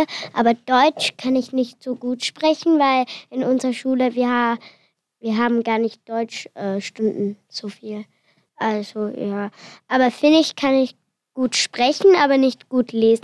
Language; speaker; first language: German; non-native, learner; Finnish